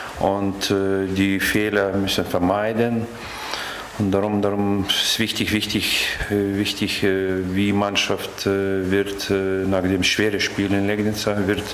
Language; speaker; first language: German; non-native, learner; Lithuanian